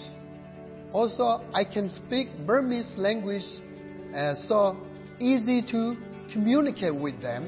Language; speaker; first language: English; non-native, learner; Burmese